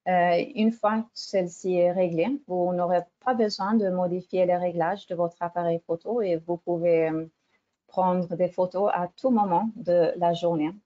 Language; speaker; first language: French; non-native, fluent; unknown